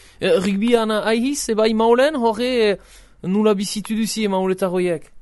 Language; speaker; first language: Basque; native; Basque